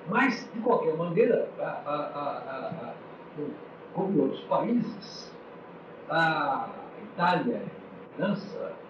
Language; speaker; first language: Portuguese; native; Portuguese